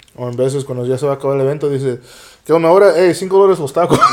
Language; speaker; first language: Spanish; early bilingual, heritage; Spanish